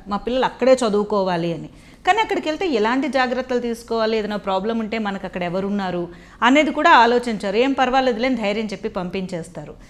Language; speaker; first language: Telugu; native; Telugu